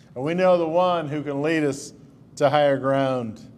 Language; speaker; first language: English; native; English